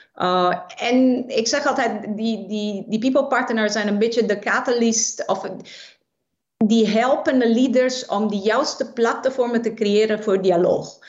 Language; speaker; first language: Dutch; non-native, fluent; Italian